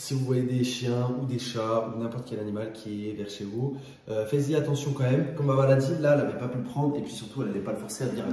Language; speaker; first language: French; native; French